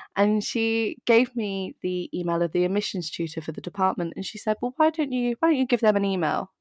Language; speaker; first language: English; native; English